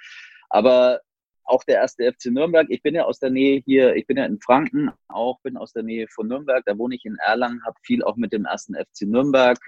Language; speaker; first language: German; native; German